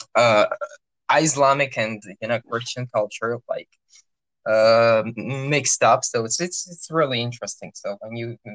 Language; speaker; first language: English; non-native, fluent; Russian